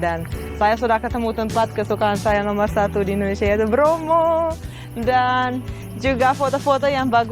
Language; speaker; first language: Indonesian; non-native, fluent; Russian